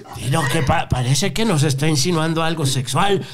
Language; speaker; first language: Spanish; native; Spanish